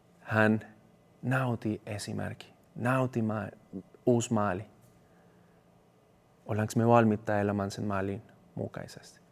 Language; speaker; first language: Finnish; non-native, fluent; Spanish